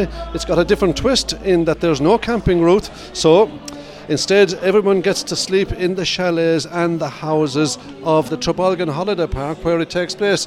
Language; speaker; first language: English; native; English